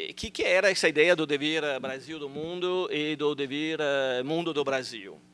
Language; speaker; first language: Portuguese; non-native, fluent; Italian